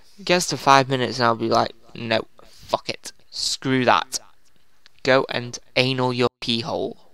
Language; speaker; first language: English; native; English